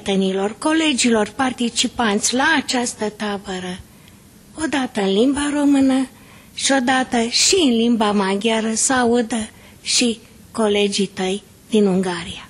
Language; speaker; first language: Romanian; native; Romanian